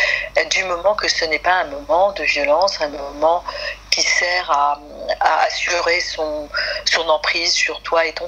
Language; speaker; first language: French; native; French